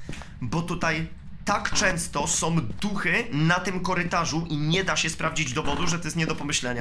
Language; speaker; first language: Polish; native; Polish